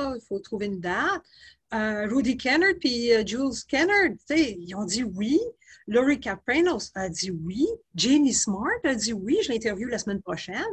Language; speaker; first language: French; native; French